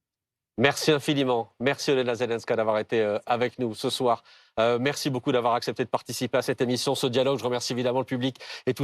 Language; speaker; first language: French; native; French